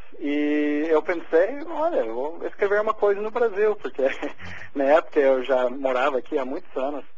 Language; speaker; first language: Portuguese; non-native, fluent; English